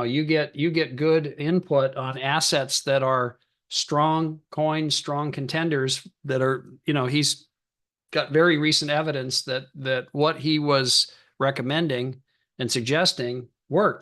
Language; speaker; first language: English; native; English